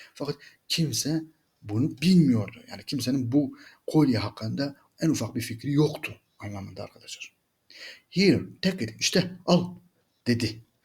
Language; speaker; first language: Turkish; native; Turkish